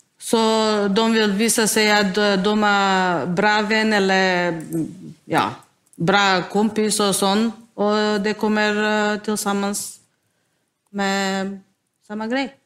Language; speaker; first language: Swedish; non-native, learner; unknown